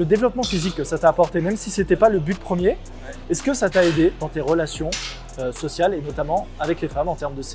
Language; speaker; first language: French; native; French